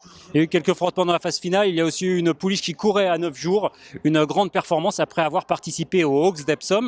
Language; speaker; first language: French; native; French